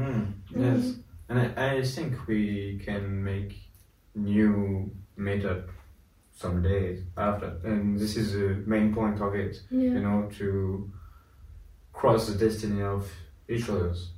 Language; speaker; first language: English; non-native, learner; French